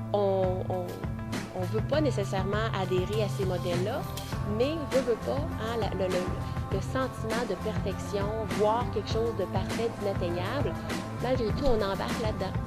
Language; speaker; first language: French; native; French